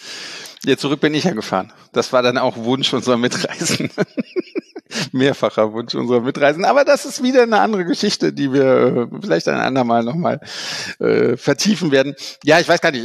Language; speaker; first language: German; native; German